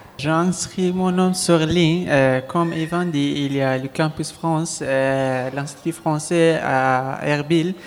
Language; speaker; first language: French; non-native, learner; Kurdish